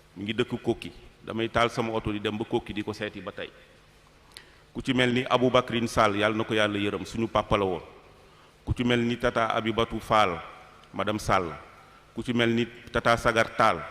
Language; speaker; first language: Wolof; non-native, local second language; Fula